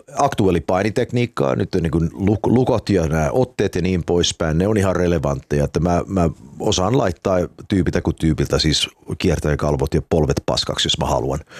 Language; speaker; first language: Finnish; early bilingual, heritage; Finnish